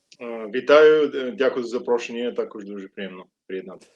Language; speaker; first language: Ukrainian; non-native, fluent; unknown